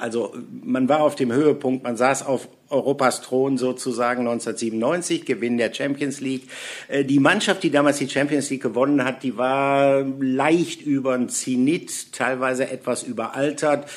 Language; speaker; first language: German; native; German